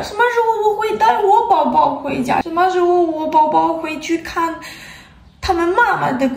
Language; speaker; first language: Chinese; non-native, learner; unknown